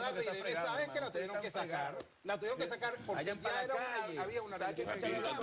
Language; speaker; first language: Spanish; native; Spanish